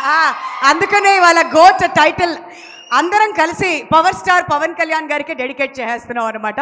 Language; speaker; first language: Telugu; native; Telugu